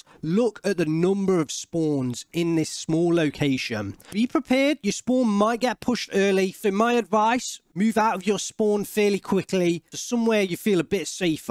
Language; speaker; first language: English; native; English